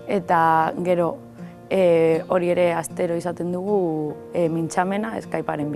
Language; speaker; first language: Basque; non-native, local second language; Spanish